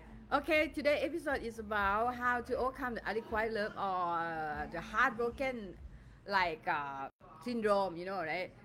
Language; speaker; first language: English; non-native, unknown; Thai